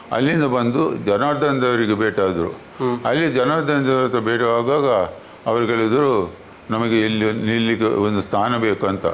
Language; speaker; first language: Kannada; non-native, local second language; Tulu